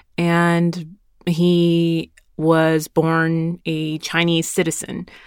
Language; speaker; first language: English; early bilingual, other home language; Spanish